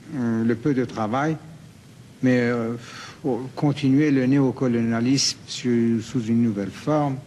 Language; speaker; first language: French; non-native, fluent; Persian